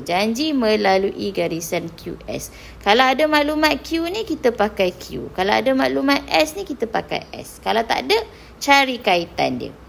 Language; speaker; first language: Malay; native; Malay